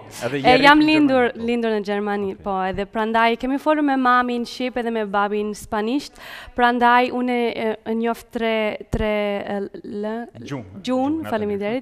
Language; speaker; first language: Albanian; early bilingual, heritage; Spanish